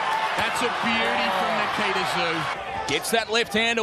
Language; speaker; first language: English; native; English